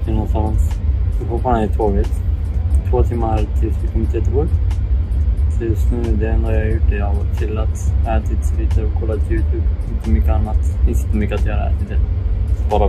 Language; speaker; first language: Swedish; early bilingual, other home language; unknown